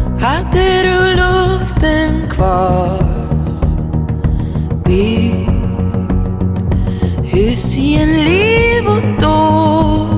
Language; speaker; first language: Swedish; native; Swedish